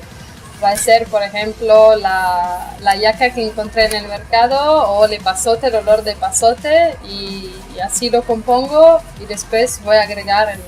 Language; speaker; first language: Spanish; non-native, fluent; Italian